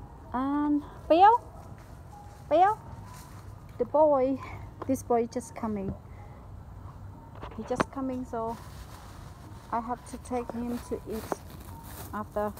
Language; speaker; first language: English; non-native, learner; Khmer